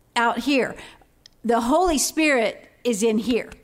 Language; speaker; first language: English; native; English